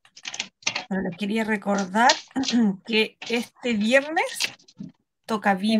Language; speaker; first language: Spanish; native; Spanish